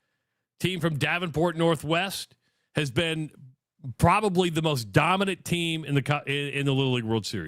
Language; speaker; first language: English; native; English